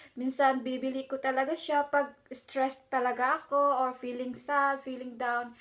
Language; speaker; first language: Filipino; non-native, local second language; Cebuano